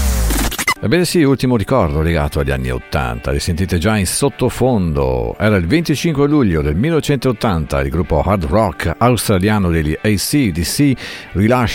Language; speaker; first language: Italian; native; Italian